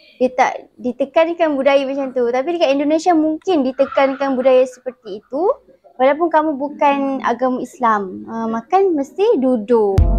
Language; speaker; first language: Malay; native; Malay